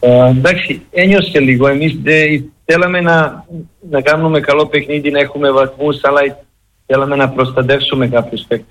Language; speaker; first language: Greek; non-native, fluent; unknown